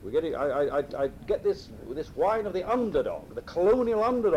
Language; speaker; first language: English; native; English